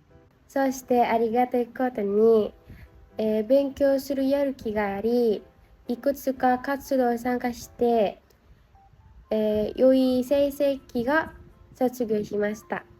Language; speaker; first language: Japanese; non-native, learner; Indonesian